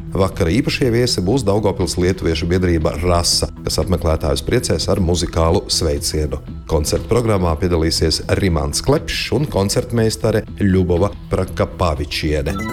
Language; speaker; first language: Latvian; native; Latvian